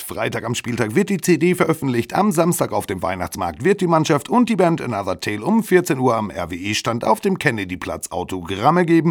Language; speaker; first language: German; native; German